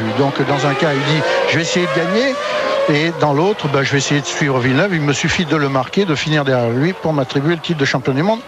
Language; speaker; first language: French; native; French